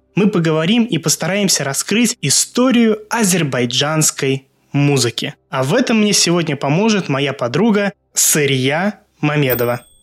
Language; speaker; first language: Russian; non-native, local second language; Azerbaijani